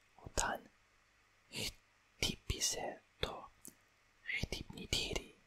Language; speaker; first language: Greek; non-native, learner; English